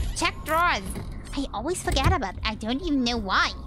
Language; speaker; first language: English; non-native, fluent; German